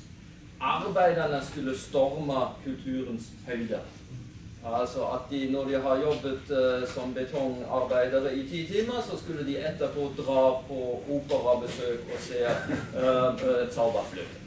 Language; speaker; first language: Norwegian; non-native, fluent; German